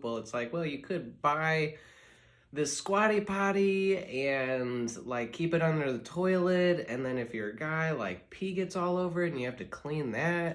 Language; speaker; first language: English; native; English